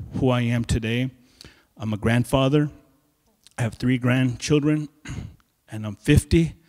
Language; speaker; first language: English; native; English